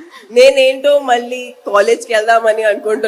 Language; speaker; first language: Telugu; non-native, fluent; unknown